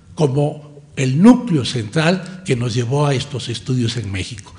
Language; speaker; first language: Spanish; native; Spanish